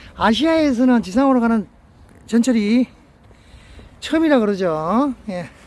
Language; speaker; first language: Korean; native; Korean